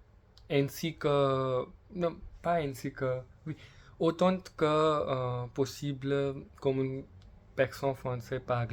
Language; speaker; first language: French; non-native, learner; English